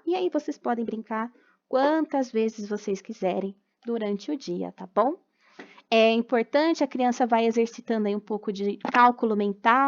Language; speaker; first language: Portuguese; native; Portuguese